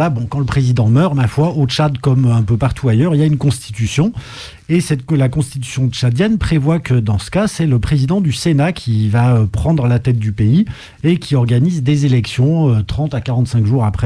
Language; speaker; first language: French; native; French